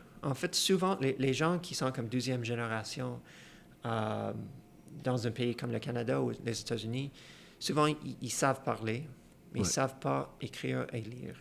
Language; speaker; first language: French; non-native, fluent; Persian